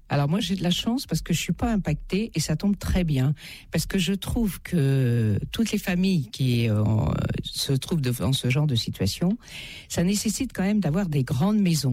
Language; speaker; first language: French; native; French